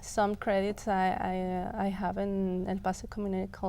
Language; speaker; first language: English; non-native, local second language; Spanish